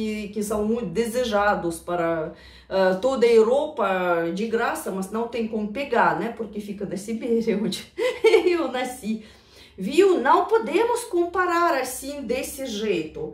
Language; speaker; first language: Portuguese; non-native, fluent; Russian